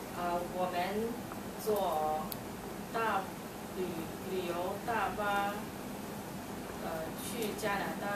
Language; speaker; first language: Chinese; non-native, learner; English